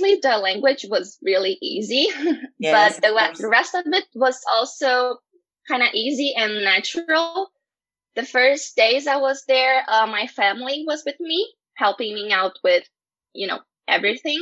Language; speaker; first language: English; non-native, fluent; Portuguese